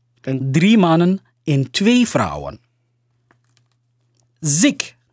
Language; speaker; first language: Dutch; non-native, learner; Somali